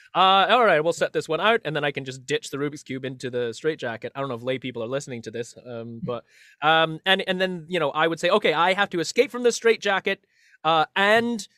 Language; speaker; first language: English; native; English